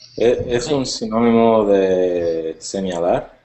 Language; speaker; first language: Spanish; non-native, learner; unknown